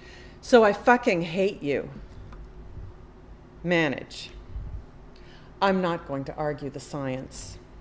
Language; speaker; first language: English; native; English